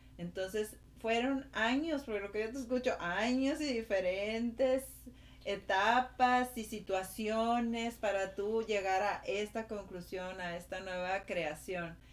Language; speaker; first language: Spanish; native; Spanish